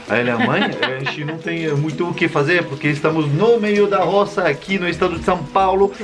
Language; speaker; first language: Portuguese; non-native, fluent; French